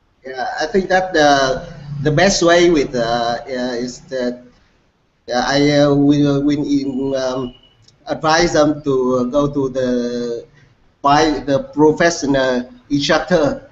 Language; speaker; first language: English; non-native, learner; Vietnamese